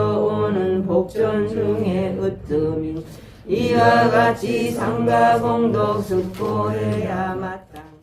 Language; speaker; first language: Korean; native; Korean